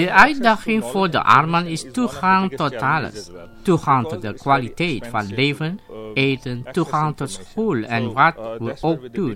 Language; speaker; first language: Dutch; non-native, fluent; Indonesian